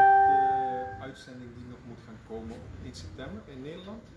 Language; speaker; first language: Dutch; native; Dutch